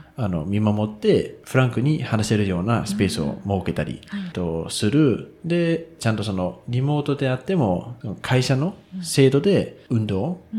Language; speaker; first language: Japanese; non-native, fluent; Danish